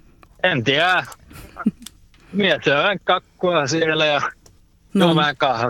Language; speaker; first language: Finnish; non-native, local second language; Swedish